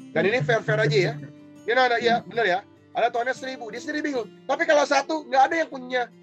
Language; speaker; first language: Indonesian; native; Indonesian